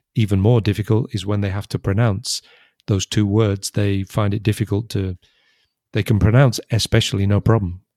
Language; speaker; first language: English; native; English